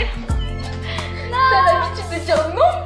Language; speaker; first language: French; native; French